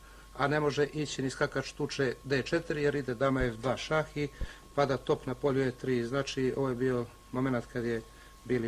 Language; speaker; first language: Bosnian; native; Bosnian